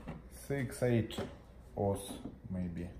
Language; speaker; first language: English; non-native, learner; Russian